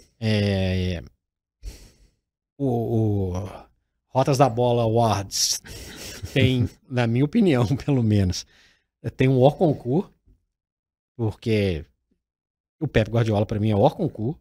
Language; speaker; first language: Portuguese; native; Portuguese